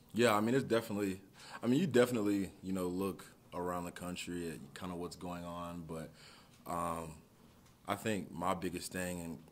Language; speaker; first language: English; native; English